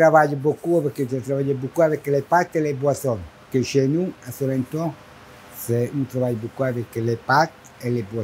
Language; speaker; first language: French; non-native, learner; Italian